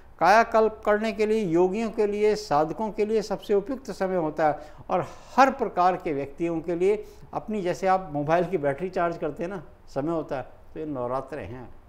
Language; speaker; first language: Hindi; native; Hindi